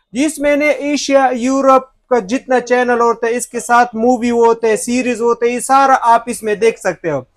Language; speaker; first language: Urdu; non-native, local second language; Pashto